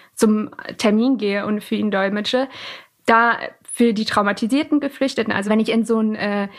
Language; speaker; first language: German; early bilingual, other home language; Persian